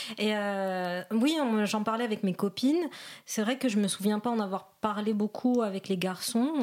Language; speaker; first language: French; non-native, local second language; Arabic